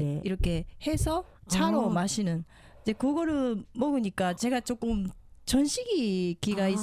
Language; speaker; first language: Korean; non-native, fluent; Japanese